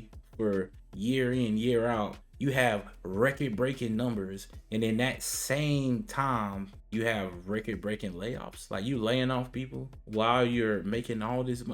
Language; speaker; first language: English; native; English